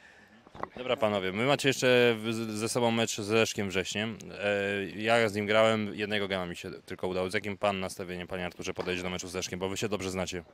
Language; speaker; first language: Polish; native; Polish